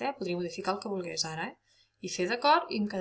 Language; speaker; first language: Catalan; native; Catalan